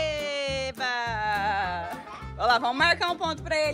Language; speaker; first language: Portuguese; native; Portuguese